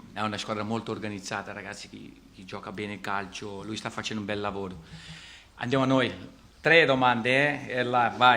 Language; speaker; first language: Italian; non-native, fluent; Portuguese